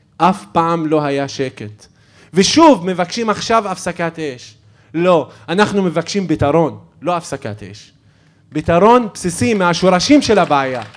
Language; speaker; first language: Hebrew; non-native, local second language; Arabic